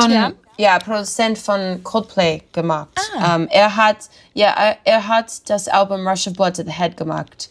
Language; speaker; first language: German; non-native, learner; English